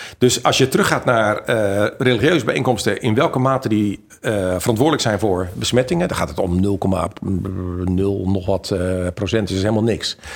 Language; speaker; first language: Dutch; native; Dutch